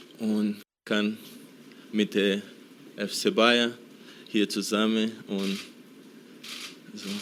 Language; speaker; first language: German; non-native, learner; Portuguese